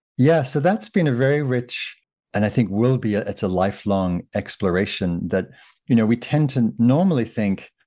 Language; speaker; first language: English; native; English